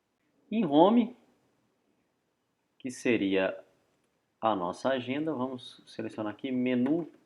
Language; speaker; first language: Portuguese; native; Portuguese